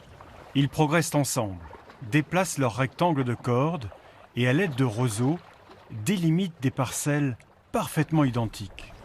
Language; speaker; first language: French; native; French